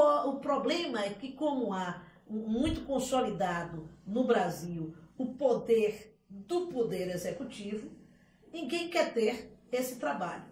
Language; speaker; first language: Portuguese; native; Portuguese